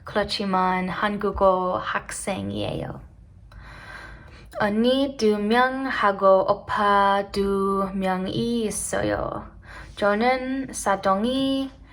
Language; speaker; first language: Korean; non-native, learner; English